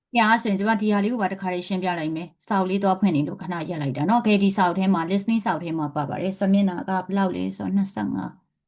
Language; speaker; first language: Burmese; native; Burmese